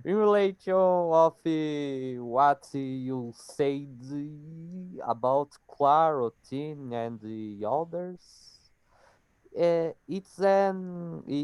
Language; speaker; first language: English; non-native, learner; Portuguese